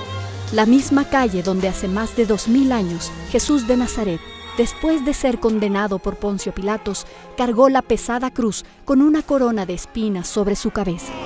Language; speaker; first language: Spanish; native; Spanish